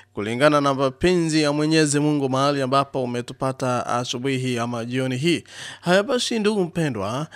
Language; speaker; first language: Swahili; non-native, local second language; Gusii